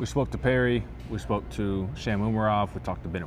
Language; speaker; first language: English; native; English